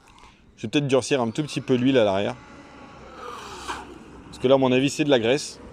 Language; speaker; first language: French; native; French